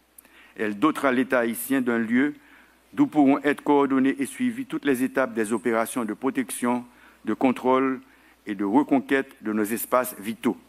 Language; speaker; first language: French; non-native, local second language; Haitian Creole